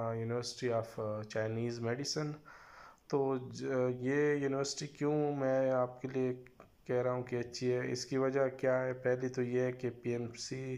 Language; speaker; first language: Urdu; non-native, local second language; Pashto